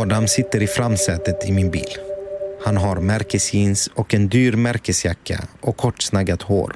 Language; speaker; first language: Swedish; native; Swedish